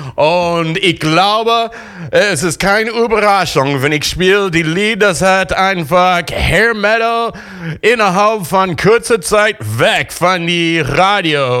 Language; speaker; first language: German; non-native, fluent; English